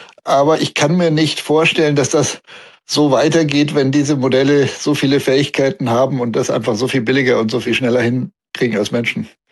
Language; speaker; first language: German; native; German